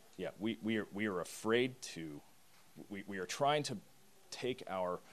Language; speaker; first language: English; native; English